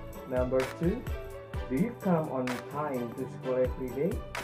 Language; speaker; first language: English; non-native, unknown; Indonesian